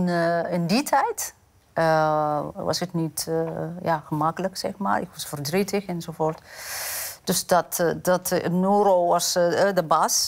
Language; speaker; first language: Dutch; non-native, fluent; Amharic